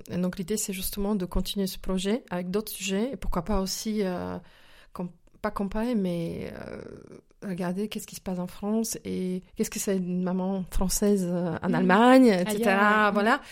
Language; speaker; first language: French; non-native, fluent; Slovak